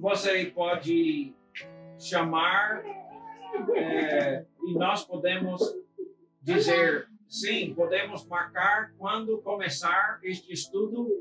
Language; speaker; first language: Portuguese; non-native, fluent; English